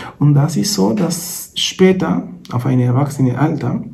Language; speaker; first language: German; non-native, fluent; Spanish